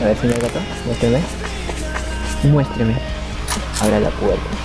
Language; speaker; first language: Spanish; native; Spanish